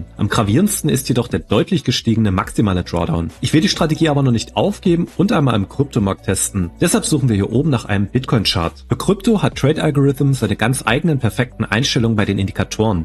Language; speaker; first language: German; native; German